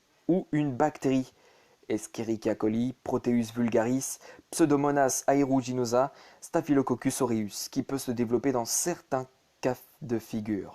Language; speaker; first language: French; native; French